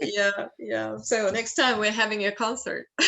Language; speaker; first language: English; non-native, fluent; Russian